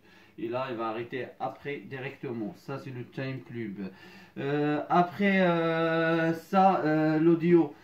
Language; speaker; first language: French; non-native, fluent; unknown